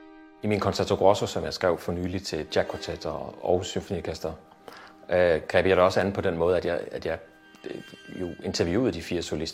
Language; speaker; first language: Danish; native; Danish